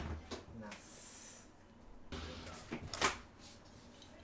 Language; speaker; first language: Japanese; native; Japanese